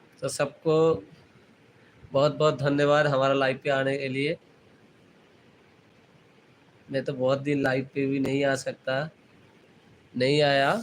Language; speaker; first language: Hindi; non-native, local second language; Bangla